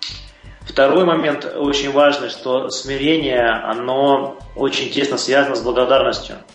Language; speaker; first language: Russian; native; Russian